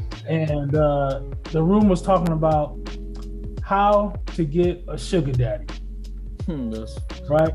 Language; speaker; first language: English; native; English